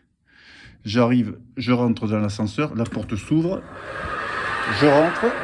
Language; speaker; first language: French; native; French